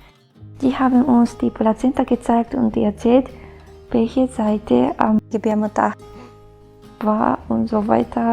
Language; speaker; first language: German; non-native, fluent; Japanese